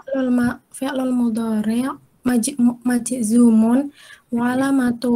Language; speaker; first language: Arabic; non-native, learner; Indonesian